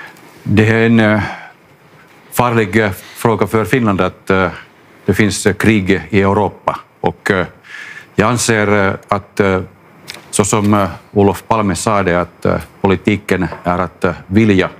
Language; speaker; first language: Swedish; non-native, local second language; Finnish